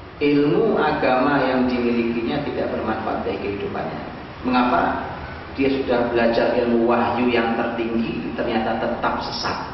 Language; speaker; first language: Indonesian; native; Indonesian